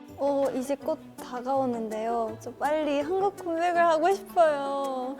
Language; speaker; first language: Korean; non-native, fluent; Japanese